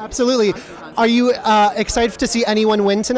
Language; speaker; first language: English; native; English